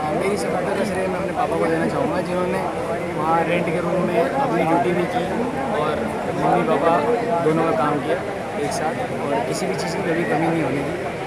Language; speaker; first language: Hindi; native; Hindi